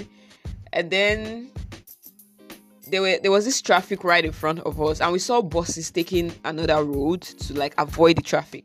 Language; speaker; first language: English; non-native, local second language; Yoruba